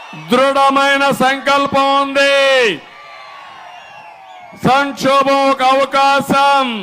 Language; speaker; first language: Telugu; native; Telugu